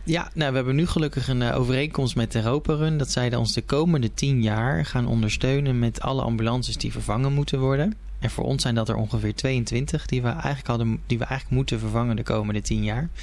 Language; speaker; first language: Dutch; native; Dutch